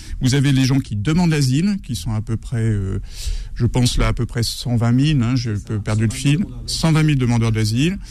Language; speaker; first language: French; native; French